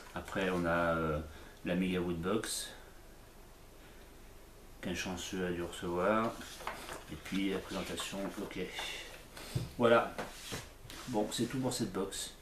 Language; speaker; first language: French; native; French